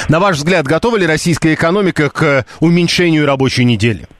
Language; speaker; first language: Russian; native; Russian